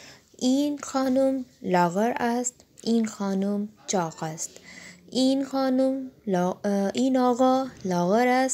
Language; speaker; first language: Persian; non-native, fluent; Urdu